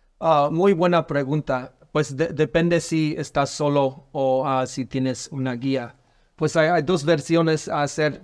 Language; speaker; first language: Spanish; non-native, learner; English